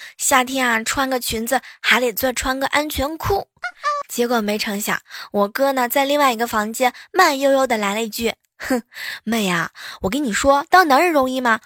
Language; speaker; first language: Chinese; native; Chinese